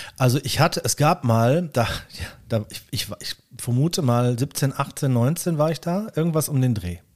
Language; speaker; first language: German; native; German